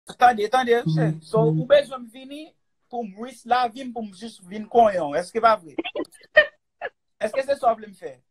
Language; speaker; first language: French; non-native, learner; Haitian Creole